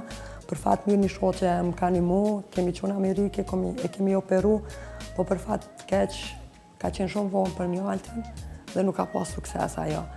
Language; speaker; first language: Albanian; native; Albanian